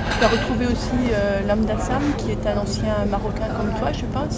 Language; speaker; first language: French; native; French